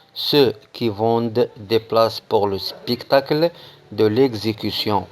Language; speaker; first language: French; non-native, local second language; Arabic